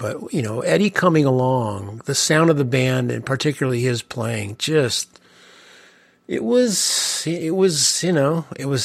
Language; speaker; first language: English; native; English